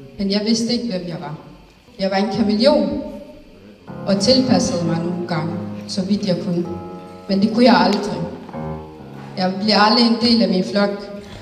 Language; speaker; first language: Danish; early bilingual, other home language; Somali